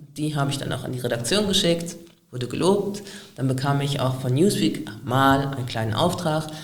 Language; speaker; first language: German; native; German